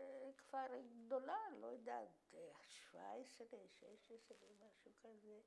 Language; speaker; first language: Hebrew; non-native, fluent; Polish